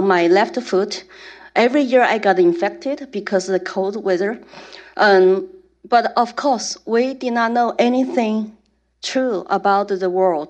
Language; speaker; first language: English; non-native, fluent; Chinese